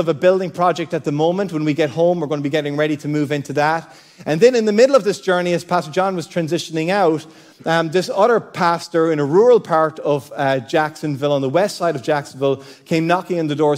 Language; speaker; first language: English; native; English